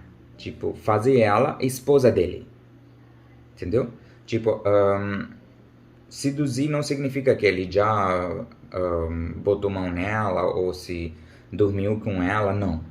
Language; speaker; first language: Portuguese; non-native, learner; Urdu